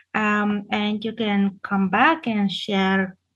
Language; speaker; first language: English; non-native, fluent; Bulgarian